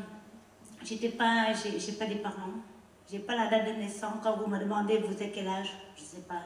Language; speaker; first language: French; non-native, learner; Khmer